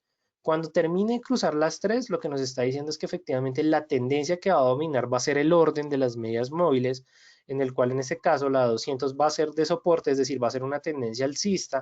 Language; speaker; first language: Spanish; native; Spanish